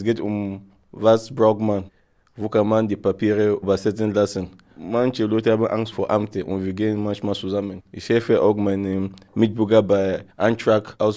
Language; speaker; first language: German; non-native, fluent; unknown